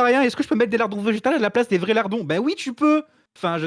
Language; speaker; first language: French; native; French